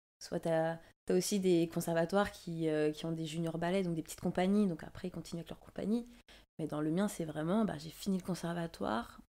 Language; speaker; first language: French; native; French